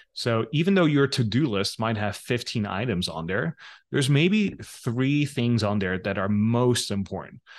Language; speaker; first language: English; non-native, fluent; Dutch